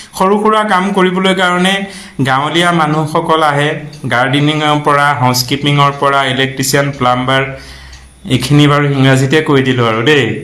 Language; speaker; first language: Assamese; native; Assamese